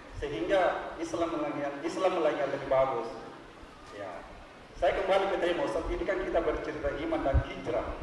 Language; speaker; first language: Indonesian; native; Indonesian